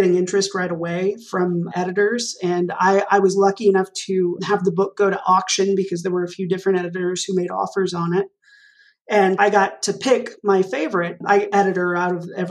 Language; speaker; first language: English; native; English